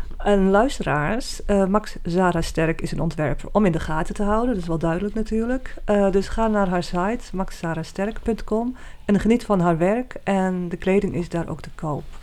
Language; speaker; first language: Dutch; native; Dutch